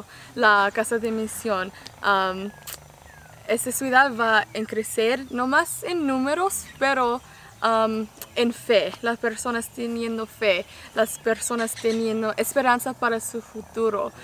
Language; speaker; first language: Spanish; non-native, learner; English